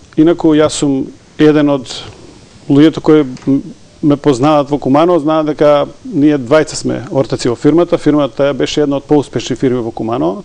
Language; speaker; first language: Macedonian; non-native, local second language; Serbian